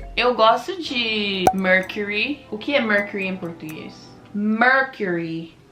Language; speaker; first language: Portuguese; non-native, learner; English